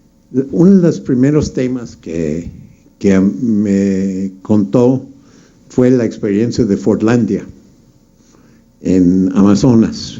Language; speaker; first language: Spanish; non-native, fluent; English